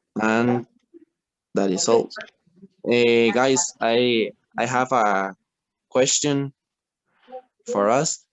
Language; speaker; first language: English; non-native, learner; Spanish